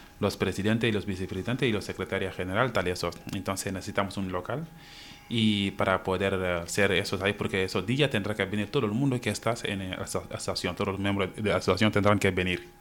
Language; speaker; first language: Spanish; non-native, fluent; Wolof